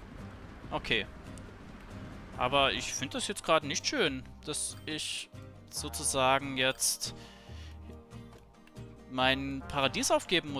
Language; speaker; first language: German; native; German